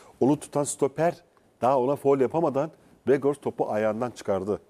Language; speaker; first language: Turkish; native; Turkish